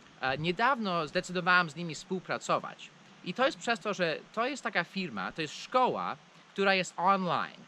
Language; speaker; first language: Polish; non-native, fluent; English